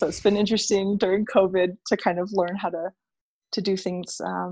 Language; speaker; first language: English; native; English